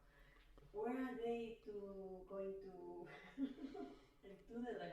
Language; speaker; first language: English; non-native, learner; Spanish